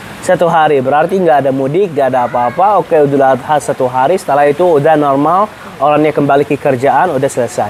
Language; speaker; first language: Indonesian; non-native, learner; Arabic